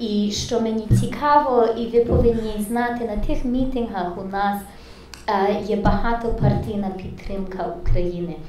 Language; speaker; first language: Ukrainian; early bilingual, heritage; English